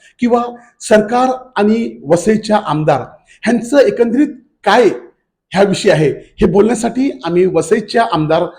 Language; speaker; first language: Marathi; native; Marathi